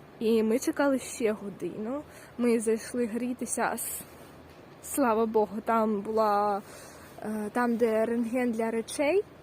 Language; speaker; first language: Ukrainian; native; Ukrainian